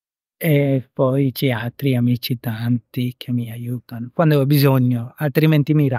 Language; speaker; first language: Italian; non-native, learner; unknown